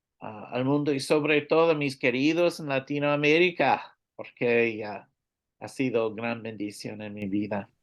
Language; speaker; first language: Spanish; non-native, learner; English